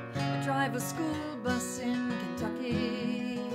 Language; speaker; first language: English; native; English